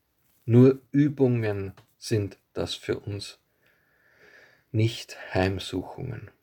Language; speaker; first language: German; native; German